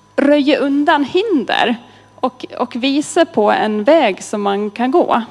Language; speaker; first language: Swedish; native; Swedish